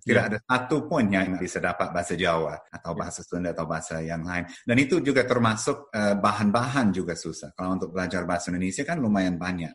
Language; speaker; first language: Indonesian; non-native, fluent; English